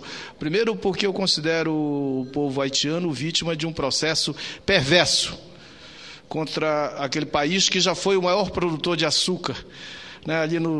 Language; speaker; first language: Portuguese; native; Portuguese